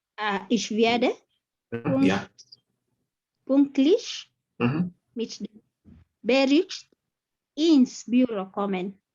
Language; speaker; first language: German; non-native, learner; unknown